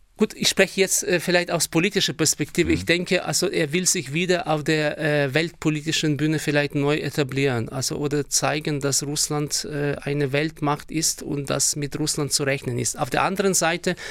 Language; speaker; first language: German; non-native, fluent; Ukrainian